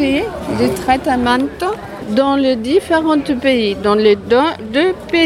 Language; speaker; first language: French; non-native, fluent; Spanish